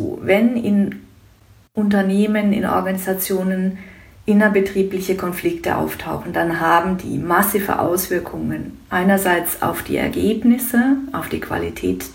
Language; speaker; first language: German; native; German